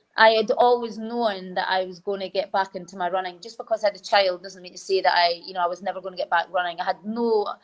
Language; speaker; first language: English; native; English